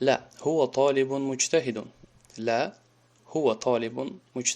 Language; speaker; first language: Arabic; non-native, fluent; Tajik